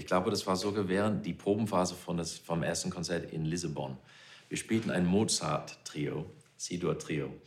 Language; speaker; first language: German; non-native, fluent; English